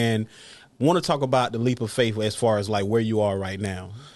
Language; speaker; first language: English; native; English